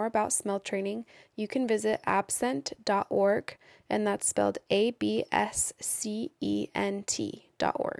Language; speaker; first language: English; native; English